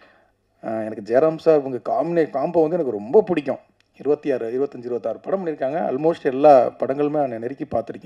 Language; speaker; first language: Tamil; native; Tamil